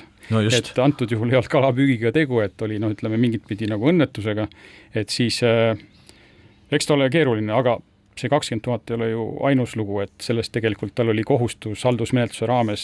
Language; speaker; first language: Estonian; native; Estonian